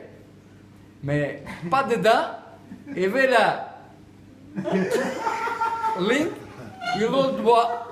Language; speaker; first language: French; non-native, learner; Portuguese